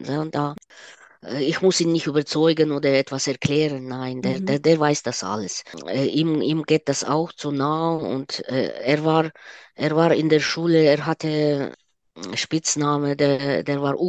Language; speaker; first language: German; non-native, fluent; Ukrainian